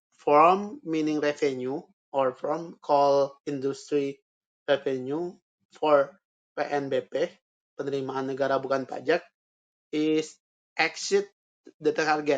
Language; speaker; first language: English; non-native, learner; Indonesian